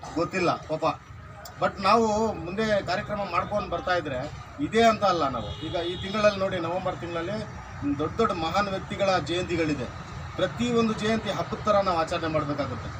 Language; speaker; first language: Kannada; non-native, local second language; Urdu